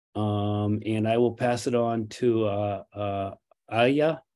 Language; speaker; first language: English; non-native, fluent; Portuguese